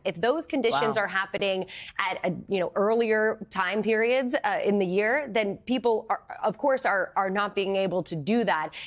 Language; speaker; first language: English; native; English